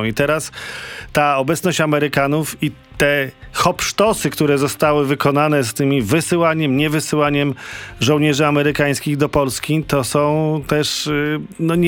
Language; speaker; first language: Polish; native; Polish